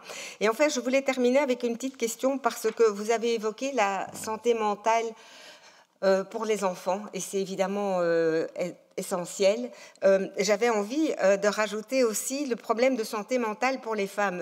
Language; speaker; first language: French; native; French